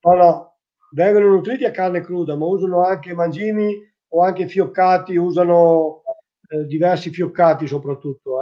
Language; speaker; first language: Italian; native; Italian